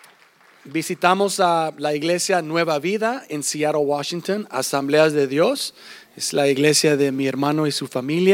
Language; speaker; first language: Spanish; early bilingual, heritage; English